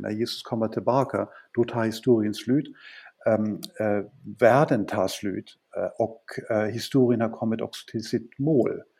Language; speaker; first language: Swedish; non-native, fluent; German